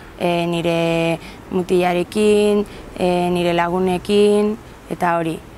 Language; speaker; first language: Basque; non-native, local second language; Spanish